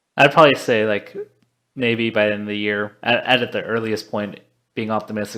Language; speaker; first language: English; native; English